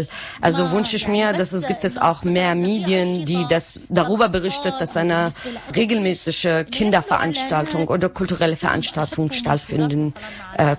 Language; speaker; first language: German; non-native, learner; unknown